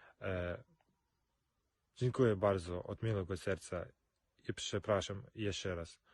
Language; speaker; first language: Polish; non-native, learner; Ukrainian